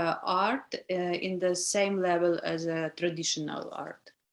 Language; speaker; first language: English; non-native, learner; Ukrainian